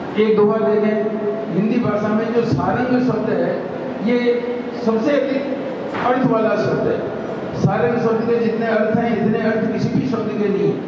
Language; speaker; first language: Hindi; native; Hindi